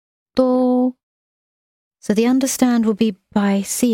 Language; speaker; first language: English; non-native, fluent; Chinese